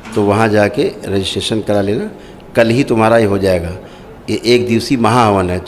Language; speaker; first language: Hindi; native; Hindi